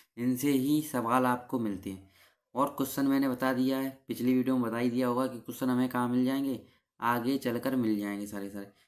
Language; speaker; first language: Hindi; native; Hindi